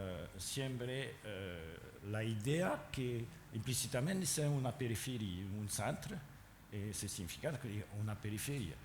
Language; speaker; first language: Spanish; non-native, learner; French